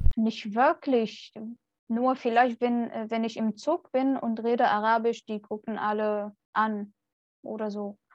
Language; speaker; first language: German; non-native, fluent; Arabic